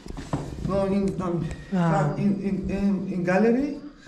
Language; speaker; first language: English; non-native, learner; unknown